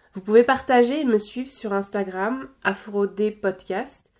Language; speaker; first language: French; native; French